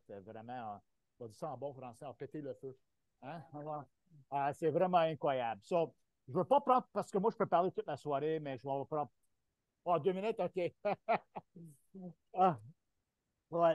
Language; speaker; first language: French; non-native, local second language; Italian